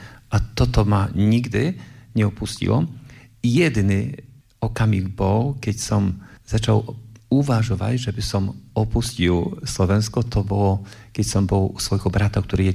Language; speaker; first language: Slovak; non-native, fluent; Polish